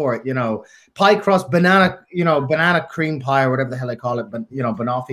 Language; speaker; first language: English; native; English